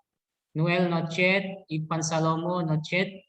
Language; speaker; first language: English; non-native, learner; Indonesian